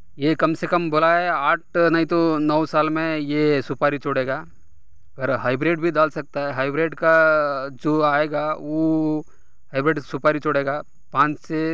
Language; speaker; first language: Hindi; non-native, local second language; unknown